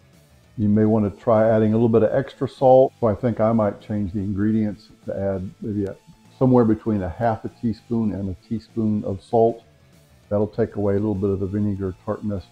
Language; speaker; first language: English; native; English